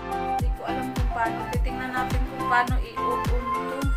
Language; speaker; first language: Filipino; non-native, local second language; Cebuano